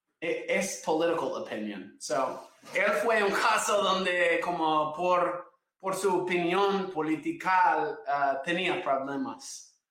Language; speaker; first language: Spanish; non-native, fluent; English